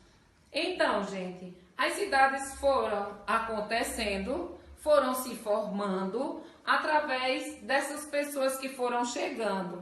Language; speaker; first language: Portuguese; native; Portuguese